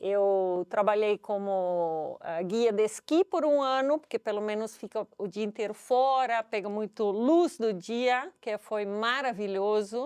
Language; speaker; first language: Portuguese; non-native, fluent; Dutch